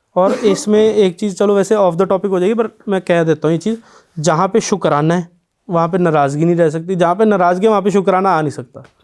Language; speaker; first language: Hindi; non-native, local second language; Punjabi